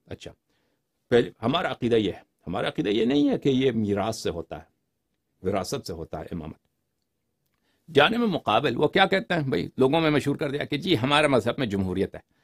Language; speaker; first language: Urdu; non-native, fluent; Persian